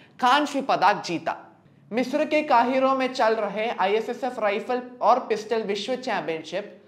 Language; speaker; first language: Hindi; non-native, local second language; Malayalam